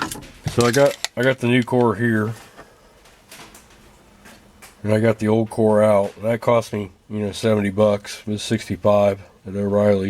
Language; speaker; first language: English; native; English